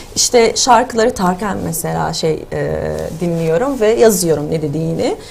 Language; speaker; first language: Turkish; non-native, fluent; Arabic